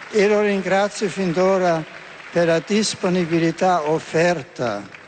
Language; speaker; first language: Italian; non-native, fluent; German